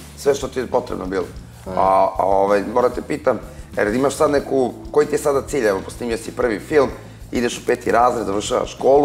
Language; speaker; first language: Serbian; native; Serbian